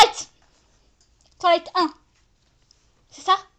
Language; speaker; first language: French; native; French